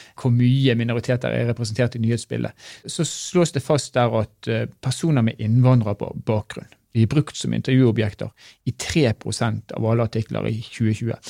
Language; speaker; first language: Norwegian; native; Norwegian